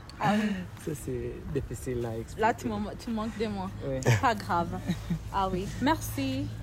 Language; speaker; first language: French; non-native, learner; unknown